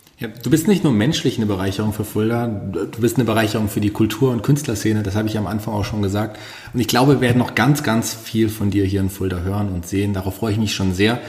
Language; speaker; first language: German; native; German